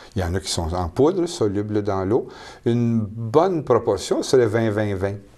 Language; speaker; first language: French; native; French